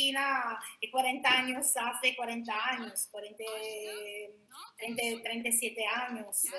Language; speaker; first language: Spanish; non-native, fluent; Italian